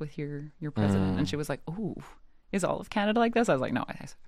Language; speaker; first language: English; non-native, local second language; French